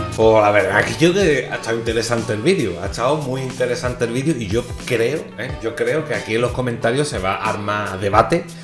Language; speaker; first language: Spanish; native; Spanish